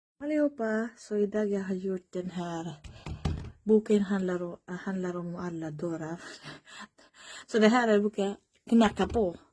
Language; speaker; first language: Swedish; non-native, learner; Filipino